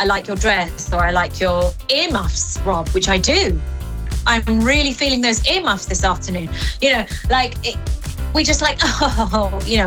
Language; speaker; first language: English; early bilingual, other home language; Greek